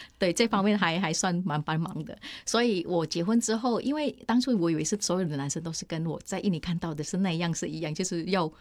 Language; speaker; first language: Chinese; non-native, fluent; Indonesian